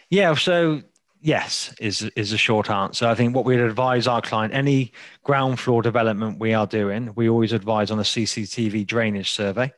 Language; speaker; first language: English; native; English